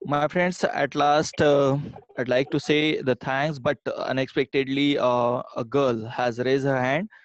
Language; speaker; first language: English; non-native, local second language; Marathi